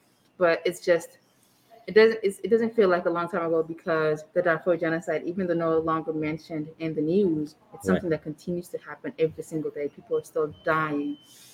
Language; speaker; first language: English; early bilingual, other home language; Arabic